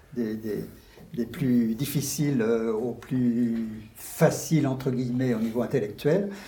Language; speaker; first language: French; native; French